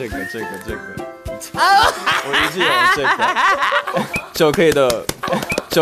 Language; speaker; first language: Chinese; non-native, learner; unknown